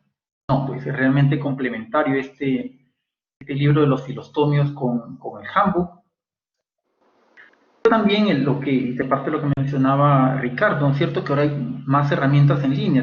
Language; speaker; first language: Spanish; native; Spanish